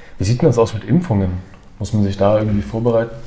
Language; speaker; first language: German; native; German